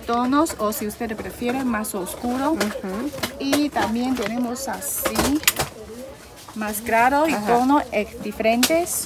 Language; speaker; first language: Spanish; non-native, learner; Chinese